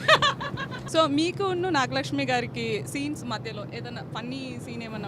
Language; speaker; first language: Telugu; native; Telugu